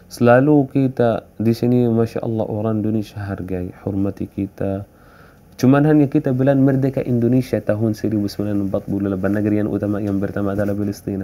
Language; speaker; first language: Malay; non-native, fluent; Arabic